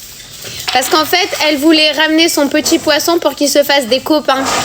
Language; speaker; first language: French; native; French